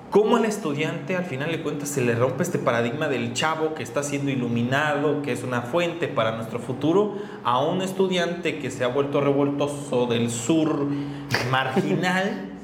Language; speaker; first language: Spanish; native; Spanish